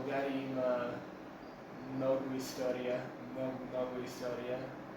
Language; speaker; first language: Bulgarian; non-native, learner; English